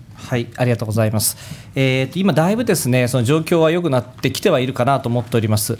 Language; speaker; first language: Japanese; native; Japanese